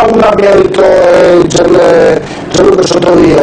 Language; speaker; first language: Italian; native; Italian